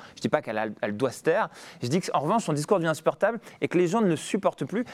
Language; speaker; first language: French; native; French